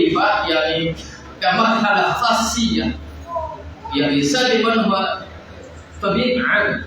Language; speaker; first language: Arabic; non-native, fluent; Indonesian